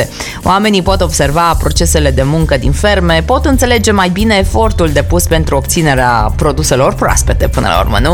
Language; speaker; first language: Romanian; native; Romanian